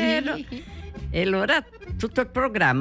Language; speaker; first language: Italian; early bilingual, heritage; Portuguese